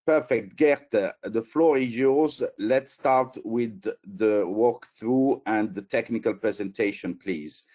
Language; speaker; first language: English; non-native, fluent; Italian